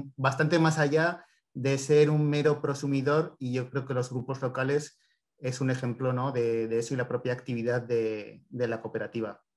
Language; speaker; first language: Spanish; native; Spanish